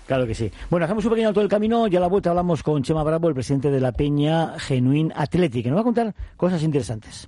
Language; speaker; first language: Spanish; native; Spanish